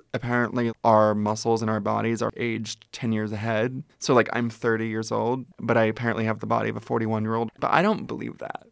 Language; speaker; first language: English; native; English